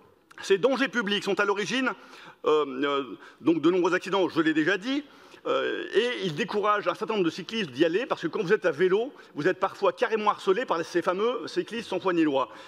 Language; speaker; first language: French; native; French